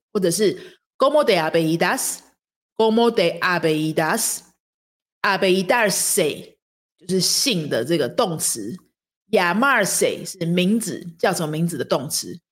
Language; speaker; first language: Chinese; native; Chinese